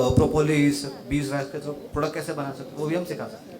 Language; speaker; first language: Hindi; non-native, local second language; Marathi